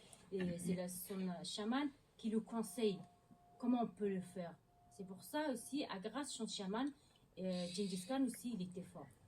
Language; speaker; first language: French; non-native, learner; Mongolian